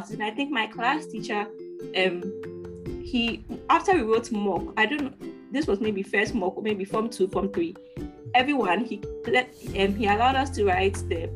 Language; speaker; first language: English; non-native, local second language; Akan